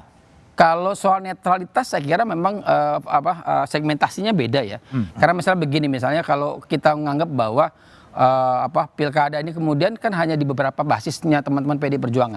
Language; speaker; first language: Indonesian; native; Indonesian